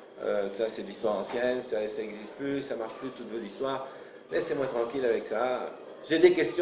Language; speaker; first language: French; native; French